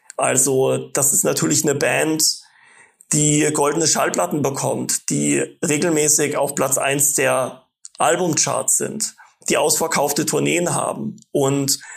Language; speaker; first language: German; native; German